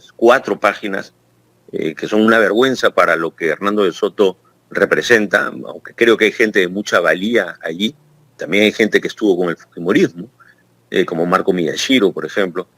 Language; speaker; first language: Spanish; native; Spanish